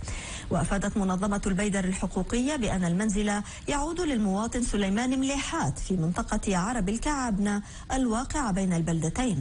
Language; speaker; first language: Arabic; native; Arabic